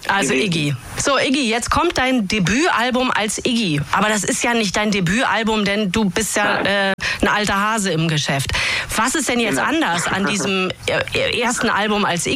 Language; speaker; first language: German; native; German